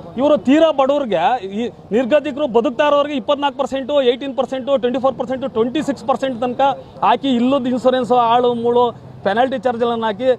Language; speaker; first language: Kannada; native; Kannada